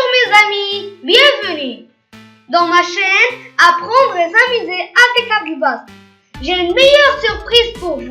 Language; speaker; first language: French; non-native, local second language; Arabic